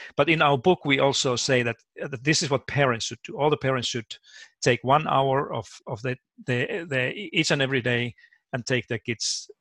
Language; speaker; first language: English; non-native, fluent; Finnish